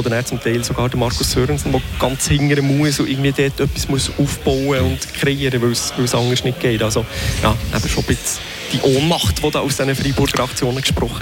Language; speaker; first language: German; native; German